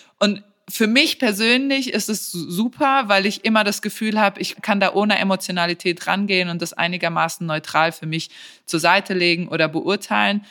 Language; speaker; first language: German; early bilingual, other home language; Serbian